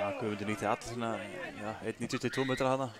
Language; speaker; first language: Icelandic; native; Icelandic